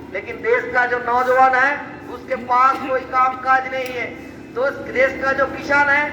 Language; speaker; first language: Hindi; non-native, local second language; Bangla